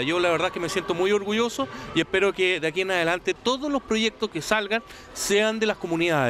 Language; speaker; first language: Spanish; native; Spanish